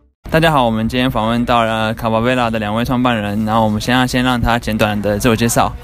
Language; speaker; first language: Chinese; native; Chinese